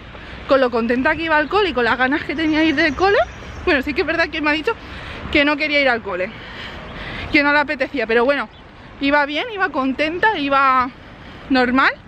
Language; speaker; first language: Spanish; native; Spanish